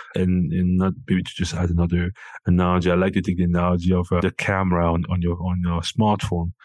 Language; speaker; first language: English; non-native, local second language; French